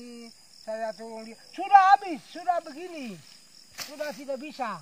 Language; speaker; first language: Indonesian; non-native, local second language; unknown